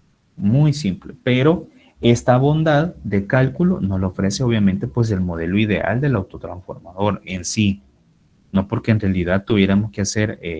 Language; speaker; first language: Spanish; native; Spanish